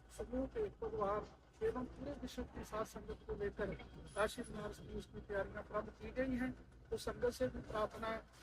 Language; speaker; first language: Hindi; non-native, local second language; Punjabi